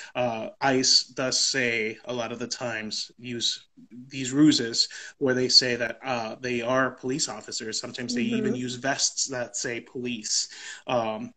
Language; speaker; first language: English; native; English